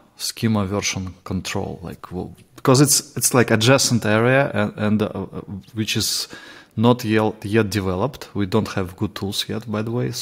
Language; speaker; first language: English; non-native, fluent; Russian